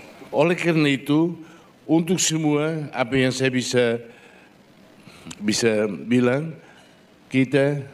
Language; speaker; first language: Indonesian; non-native, fluent; Portuguese